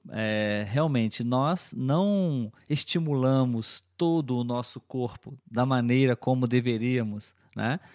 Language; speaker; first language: Portuguese; native; Portuguese